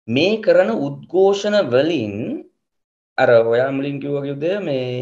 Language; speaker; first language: Sinhala; native; Sinhala